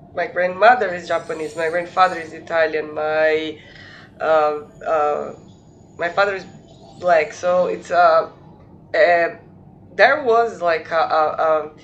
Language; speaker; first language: English; non-native, fluent; Portuguese